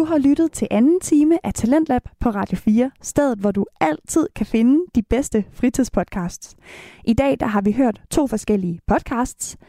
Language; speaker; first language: Danish; native; Danish